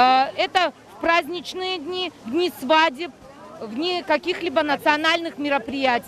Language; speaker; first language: Russian; non-native, local second language; Tajik